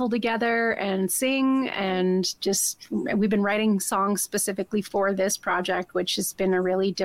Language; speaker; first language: English; native; English